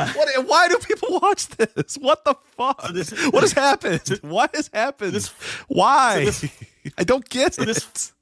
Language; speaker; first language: English; native; English